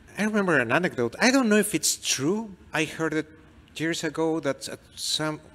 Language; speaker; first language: English; non-native, fluent; Spanish